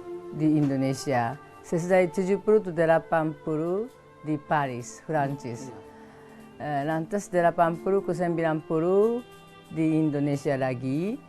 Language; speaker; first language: Indonesian; non-native, fluent; Japanese